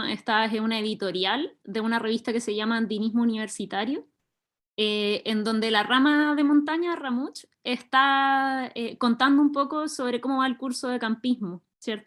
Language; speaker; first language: Spanish; native; Spanish